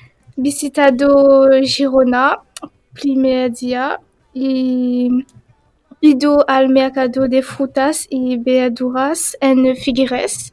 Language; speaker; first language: Spanish; non-native, learner; French